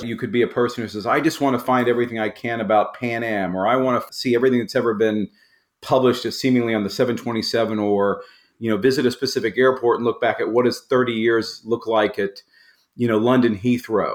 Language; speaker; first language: English; native; English